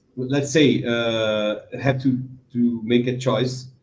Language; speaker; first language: English; non-native, learner; Portuguese